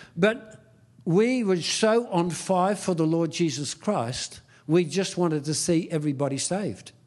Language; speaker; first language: English; early bilingual, other home language; Dutch